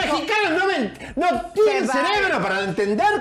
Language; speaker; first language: Spanish; native; Spanish